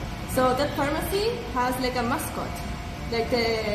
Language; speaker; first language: English; non-native, fluent; Spanish